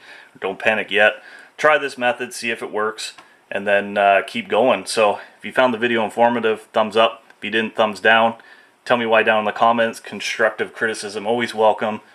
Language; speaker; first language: English; native; English